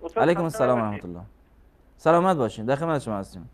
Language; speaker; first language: Persian; native; Persian